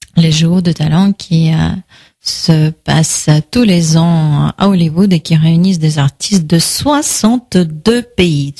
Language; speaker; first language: French; non-native, fluent; Russian